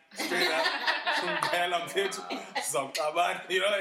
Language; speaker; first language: English; non-native, local second language; Xhosa